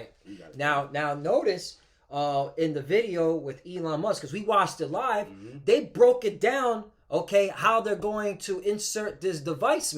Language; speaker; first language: English; native; English